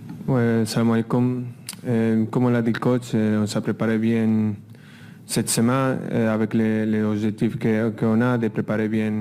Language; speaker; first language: French; non-native, fluent; Spanish